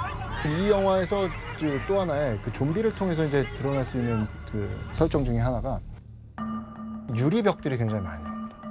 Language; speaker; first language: Korean; native; Korean